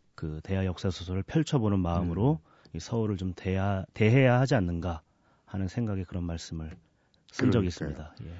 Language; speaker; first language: Korean; native; Korean